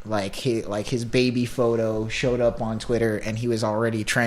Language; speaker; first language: English; native; English